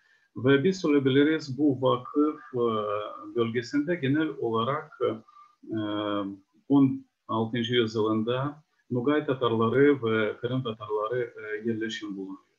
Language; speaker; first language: Turkish; non-native, fluent; Ukrainian